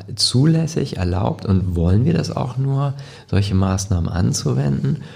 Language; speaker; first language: German; native; German